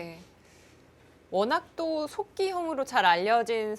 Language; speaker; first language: Korean; native; Korean